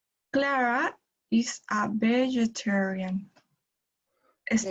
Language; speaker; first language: English; non-native, learner; Spanish